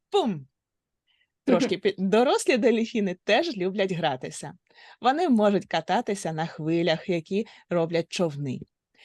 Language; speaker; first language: Ukrainian; native; Ukrainian